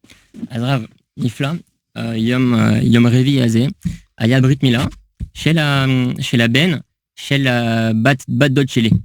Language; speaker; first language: Hebrew; non-native, learner; French